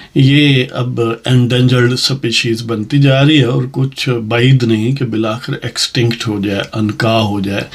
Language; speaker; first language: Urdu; non-native, local second language; Punjabi